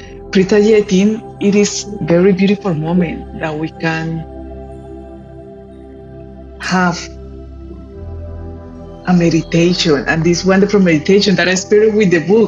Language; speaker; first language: English; non-native, fluent; Spanish